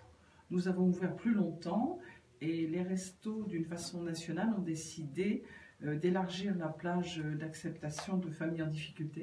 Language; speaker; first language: French; native; French